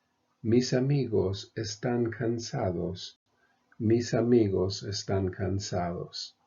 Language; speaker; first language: Spanish; non-native, fluent; English